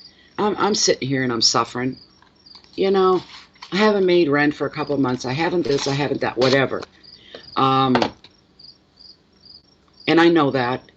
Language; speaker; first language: English; native; English